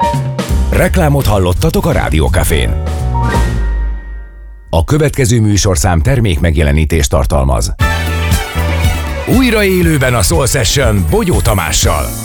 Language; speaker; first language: Hungarian; native; Hungarian